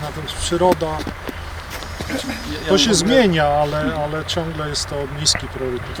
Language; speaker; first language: Polish; native; Polish